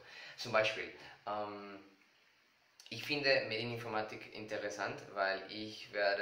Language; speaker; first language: German; non-native, learner; Spanish